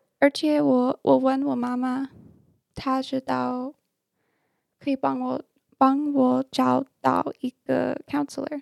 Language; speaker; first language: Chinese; non-native, learner; English